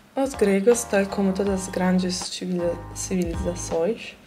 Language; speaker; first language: Portuguese; non-native, learner; Italian